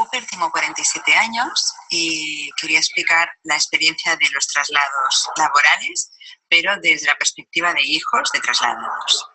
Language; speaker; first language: Spanish; native; Spanish